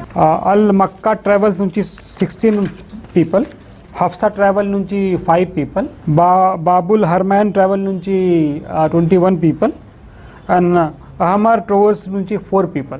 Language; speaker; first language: Telugu; non-native, local second language; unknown